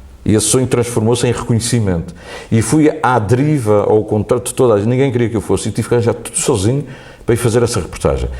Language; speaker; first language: Portuguese; native; Portuguese